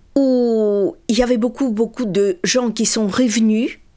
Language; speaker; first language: French; non-native, fluent; Russian